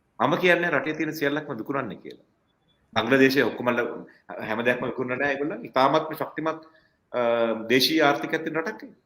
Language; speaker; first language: Sinhala; non-native, local second language; Tamil